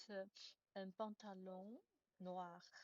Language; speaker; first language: French; non-native, learner; Chinese